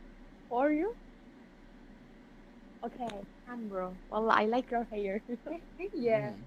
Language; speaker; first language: English; non-native, learner; Turkish